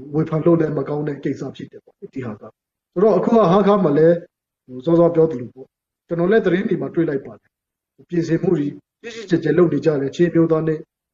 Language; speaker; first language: Burmese; non-native, local second language; Hakha Chin